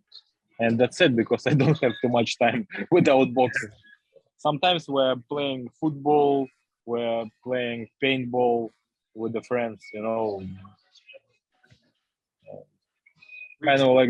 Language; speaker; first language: English; non-native, learner; Russian